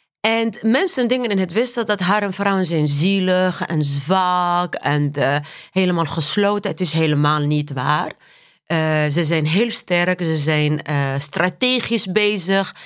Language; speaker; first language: Dutch; non-native, fluent; Arabic